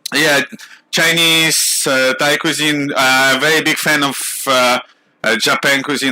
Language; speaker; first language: English; non-native, learner; Russian